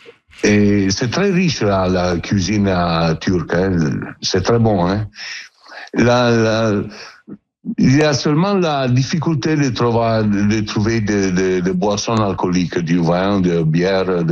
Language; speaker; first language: French; non-native, learner; Italian